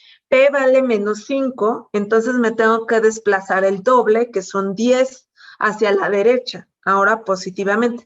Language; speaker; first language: Spanish; native; Spanish